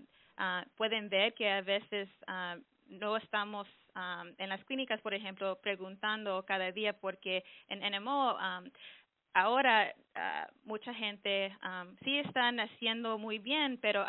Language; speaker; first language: Spanish; early bilingual, heritage; English